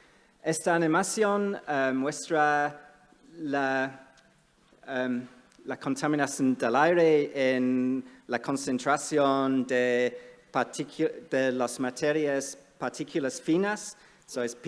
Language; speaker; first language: Spanish; non-native, fluent; English